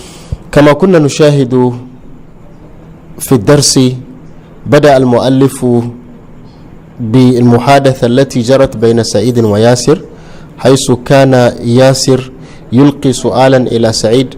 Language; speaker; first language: Arabic; non-native, fluent; Hausa